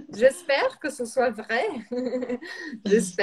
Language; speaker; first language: French; non-native, fluent; Portuguese